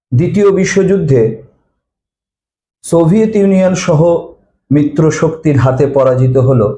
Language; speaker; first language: Bangla; native; Bangla